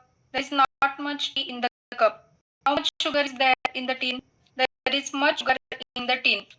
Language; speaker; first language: English; non-native, learner; Marathi